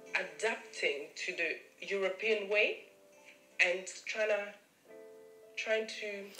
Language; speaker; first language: English; early bilingual, other home language; German